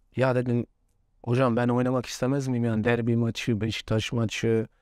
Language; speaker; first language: Turkish; non-native, fluent; Bosnian